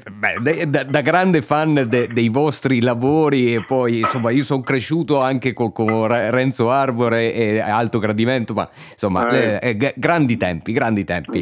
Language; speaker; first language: Italian; native; Italian